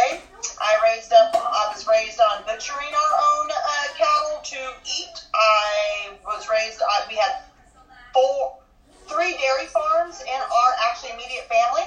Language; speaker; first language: English; native; English